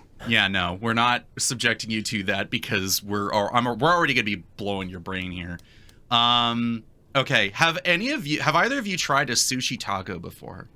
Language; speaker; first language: English; native; English